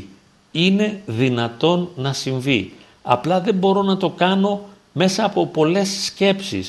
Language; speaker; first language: Greek; native; Greek